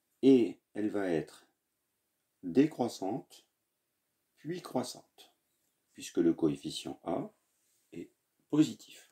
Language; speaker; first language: French; native; French